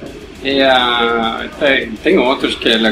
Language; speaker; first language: Portuguese; non-native, learner; Norwegian